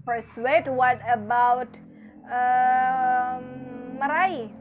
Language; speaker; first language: English; non-native, fluent; Indonesian